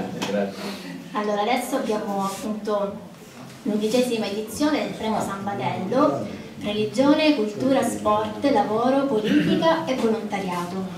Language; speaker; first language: Italian; native; Italian